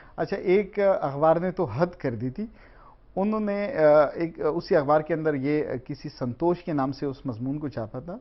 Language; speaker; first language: Urdu; non-native, local second language; Pashto